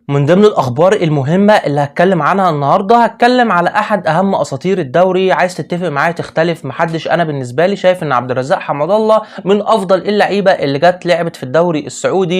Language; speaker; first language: Arabic; native; Arabic